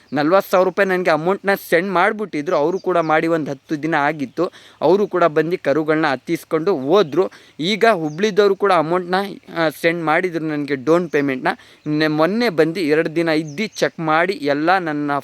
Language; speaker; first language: Kannada; native; Kannada